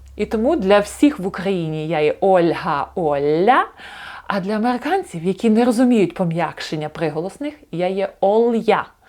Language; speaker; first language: Ukrainian; native; Ukrainian